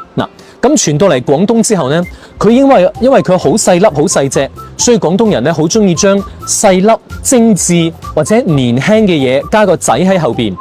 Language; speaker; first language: Cantonese; native; Cantonese